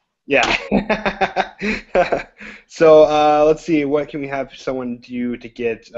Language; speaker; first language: English; native; English